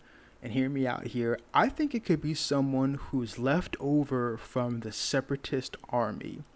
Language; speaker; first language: English; native; English